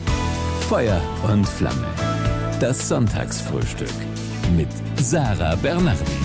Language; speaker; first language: German; native; German